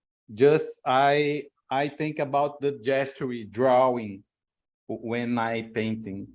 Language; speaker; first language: English; non-native, learner; Portuguese